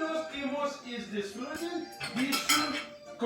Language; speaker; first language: Spanish; non-native, learner; French